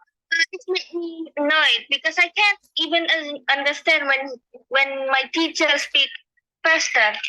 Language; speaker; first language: English; non-native, learner; Indonesian